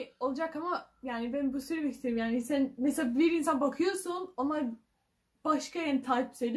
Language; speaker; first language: Turkish; non-native, learner; English